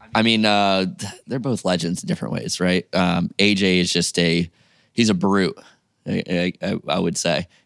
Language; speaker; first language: English; native; English